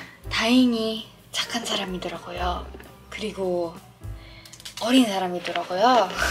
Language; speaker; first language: Korean; non-native, fluent; Filipino